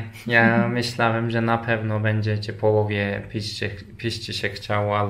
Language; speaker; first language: Polish; non-native, learner; Turkish